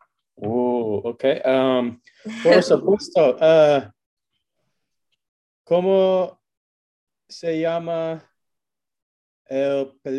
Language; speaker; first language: Spanish; non-native, learner; English